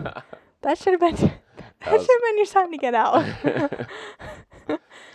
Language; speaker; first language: English; native; English